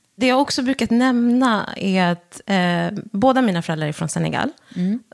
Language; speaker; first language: Swedish; early bilingual, other home language; Wolof